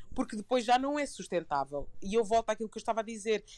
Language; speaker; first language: Portuguese; native; Portuguese